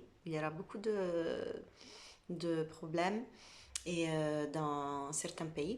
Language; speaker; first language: French; non-native, fluent; Italian